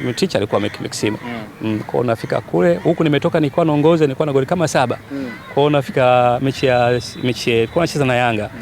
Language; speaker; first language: Swahili; native; Swahili